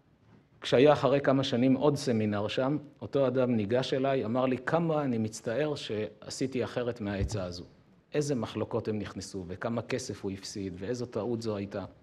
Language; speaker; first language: Hebrew; native; Hebrew